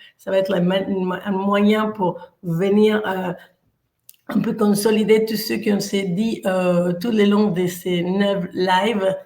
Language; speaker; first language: French; non-native, fluent; Spanish